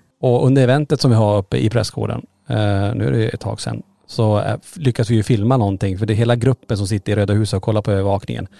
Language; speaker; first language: Swedish; native; Swedish